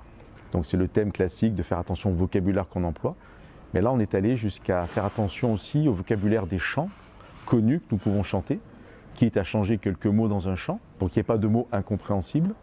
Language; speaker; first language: French; native; French